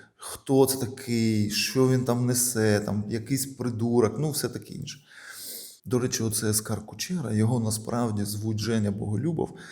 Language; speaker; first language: Ukrainian; non-native, local second language; Russian